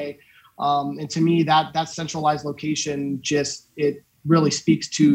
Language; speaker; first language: English; native; English